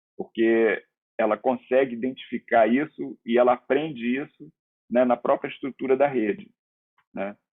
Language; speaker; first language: Portuguese; native; Portuguese